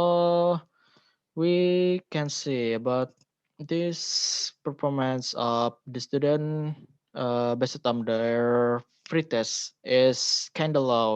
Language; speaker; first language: English; non-native, learner; Indonesian